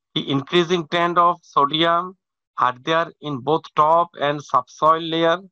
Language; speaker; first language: English; non-native, local second language; Bangla